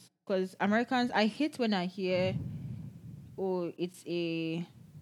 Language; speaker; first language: English; non-native, local second language; Yoruba